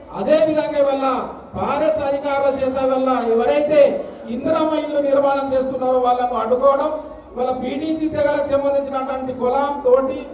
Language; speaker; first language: Telugu; non-native, local second language; Gondi